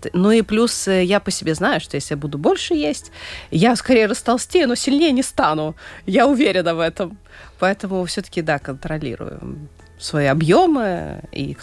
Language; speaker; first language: Russian; native; Russian